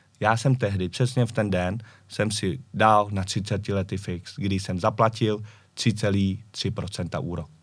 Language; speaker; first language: Czech; early bilingual, other home language; Vietnamese